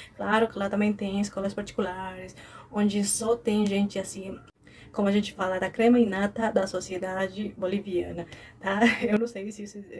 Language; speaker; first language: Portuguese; non-native, fluent; Spanish